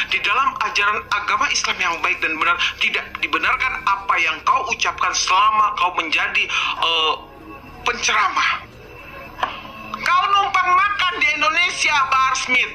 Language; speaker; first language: Indonesian; native; Indonesian